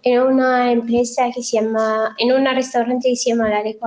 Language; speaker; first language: Spanish; non-native, fluent; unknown